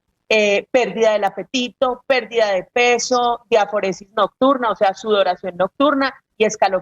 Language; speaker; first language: Spanish; native; Spanish